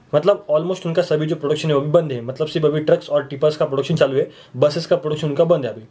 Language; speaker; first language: Hindi; non-native, local second language; Marathi